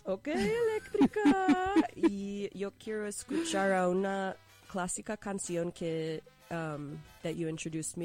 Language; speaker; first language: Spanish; non-native, learner; English